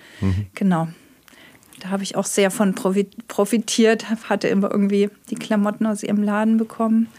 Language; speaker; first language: German; native; German